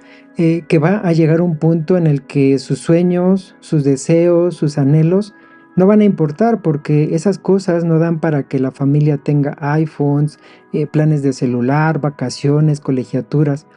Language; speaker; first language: Spanish; native; Spanish